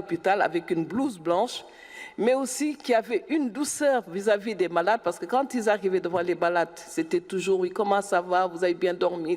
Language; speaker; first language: French; non-native, local second language; Wolof